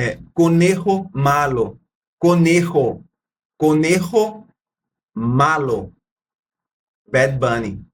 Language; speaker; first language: Spanish; non-native, learner; Portuguese